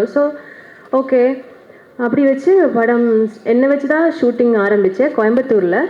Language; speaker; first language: Tamil; non-native, learner; Malayalam